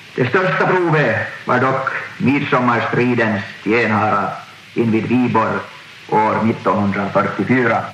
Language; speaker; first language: Swedish; native; Swedish